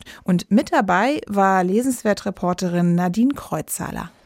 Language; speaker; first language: German; native; German